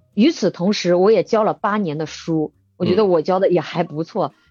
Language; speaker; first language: Chinese; native; Chinese